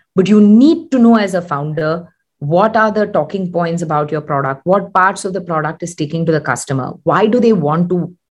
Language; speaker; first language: English; non-native, local second language; Tamil